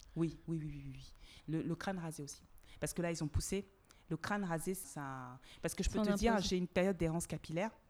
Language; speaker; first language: French; native; French